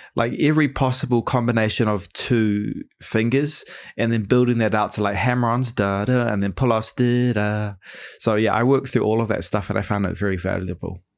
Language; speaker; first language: English; native; English